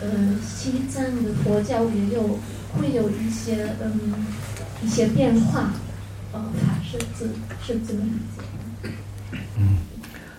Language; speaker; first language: Chinese; non-native, fluent; German